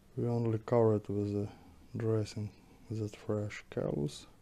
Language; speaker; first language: English; non-native, fluent; Ukrainian